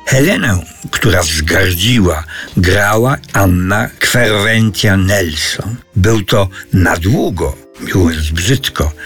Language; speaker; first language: Polish; native; Polish